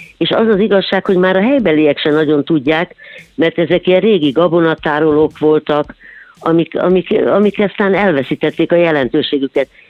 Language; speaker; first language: Hungarian; native; Hungarian